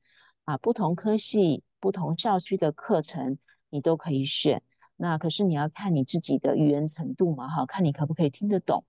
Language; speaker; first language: Chinese; native; Chinese